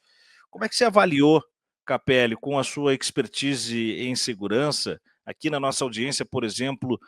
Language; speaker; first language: Portuguese; native; Portuguese